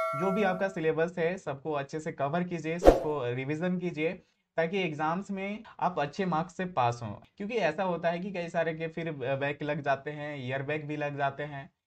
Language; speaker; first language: Hindi; native; Hindi